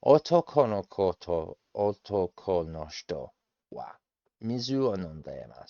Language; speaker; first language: Japanese; non-native, learner; English